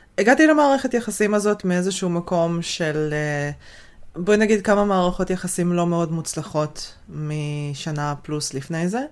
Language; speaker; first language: Hebrew; native; Hebrew